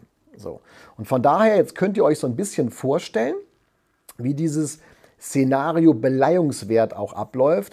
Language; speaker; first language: German; native; German